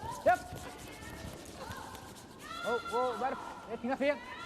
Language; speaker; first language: Swedish; native; Swedish